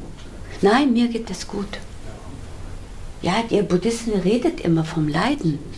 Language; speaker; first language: German; non-native, fluent; Korean